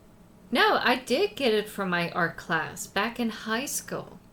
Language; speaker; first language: English; native; English